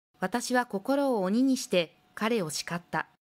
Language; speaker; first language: Japanese; native; Japanese